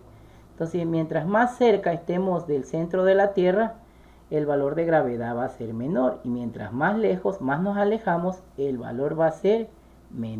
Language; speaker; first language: Spanish; native; Spanish